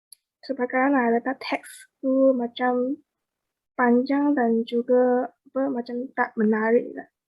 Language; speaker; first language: Malay; native; Malay